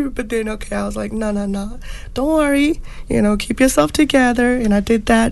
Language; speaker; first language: English; non-native, local second language; Punjabi